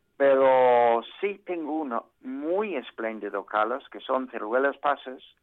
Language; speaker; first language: Spanish; non-native, fluent; English